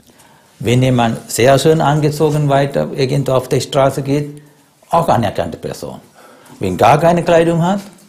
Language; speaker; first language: German; non-native, fluent; Sinhala